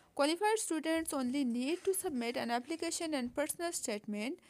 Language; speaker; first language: English; non-native, local second language; Urdu